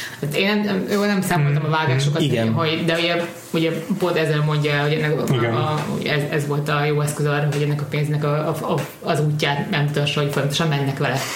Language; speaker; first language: Hungarian; native; Hungarian